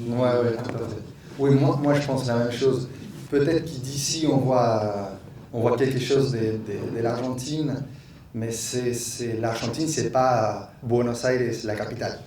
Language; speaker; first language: French; non-native, fluent; Spanish